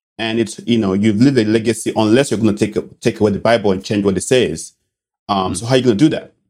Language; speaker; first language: English; non-native, local second language; Bini